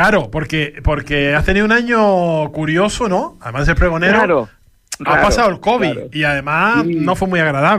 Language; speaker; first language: Spanish; native; Spanish